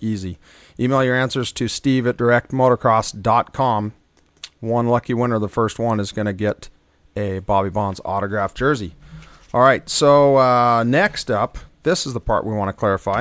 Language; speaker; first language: English; native; English